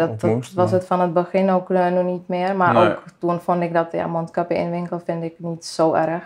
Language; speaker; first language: Dutch; non-native, fluent; Czech